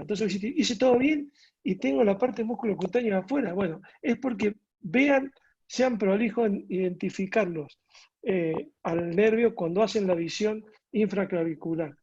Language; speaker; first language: Spanish; native; Spanish